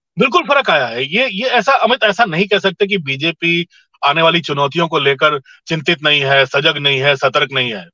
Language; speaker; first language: Hindi; native; Hindi